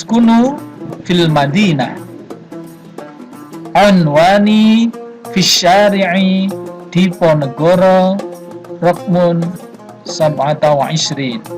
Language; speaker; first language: Arabic; non-native, fluent; Indonesian